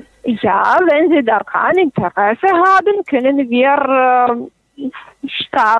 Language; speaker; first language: German; non-native, fluent; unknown